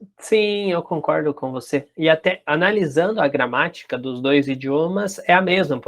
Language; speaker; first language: Portuguese; native; Portuguese